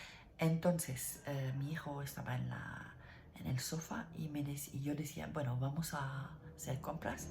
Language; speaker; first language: Spanish; non-native, learner; French